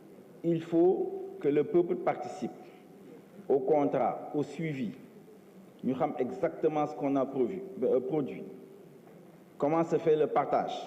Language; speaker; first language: French; non-native, local second language; Wolof